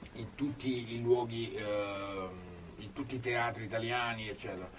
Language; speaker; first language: Italian; native; Italian